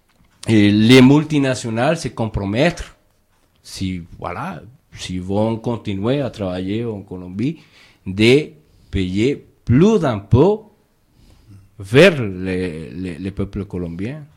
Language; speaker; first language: French; non-native, fluent; Spanish